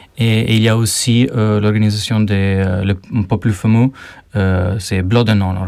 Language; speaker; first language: French; non-native, learner; Albanian